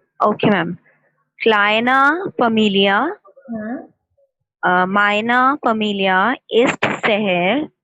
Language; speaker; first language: German; non-native, learner; Hindi